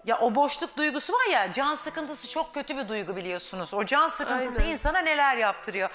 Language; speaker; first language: Turkish; native; Turkish